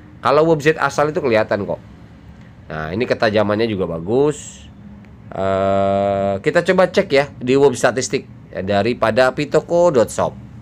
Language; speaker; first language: Indonesian; native; Indonesian